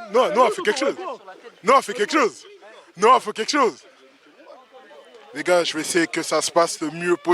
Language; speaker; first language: French; native; French